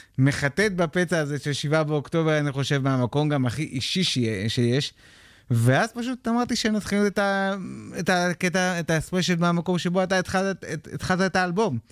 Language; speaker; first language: Hebrew; native; Hebrew